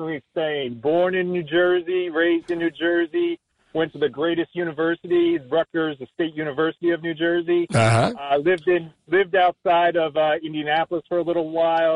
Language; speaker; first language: English; native; English